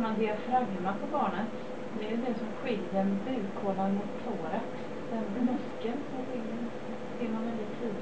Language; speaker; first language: Swedish; native; Swedish